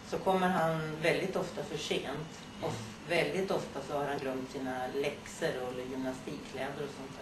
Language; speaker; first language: Swedish; native; Swedish